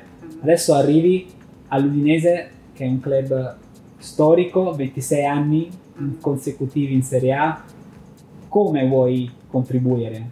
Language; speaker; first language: Italian; native; Italian